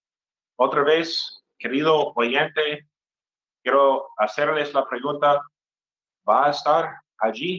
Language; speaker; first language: Spanish; non-native, fluent; English